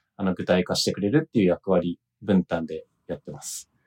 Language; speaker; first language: Japanese; native; Japanese